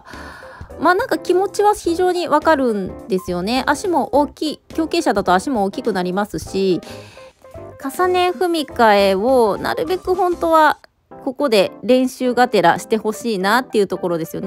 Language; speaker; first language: Japanese; native; Japanese